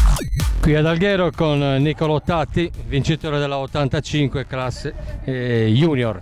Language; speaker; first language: Italian; native; Italian